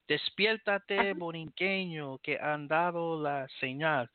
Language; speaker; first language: Spanish; early bilingual, heritage; Spanish